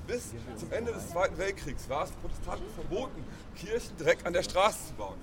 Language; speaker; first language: German; native; German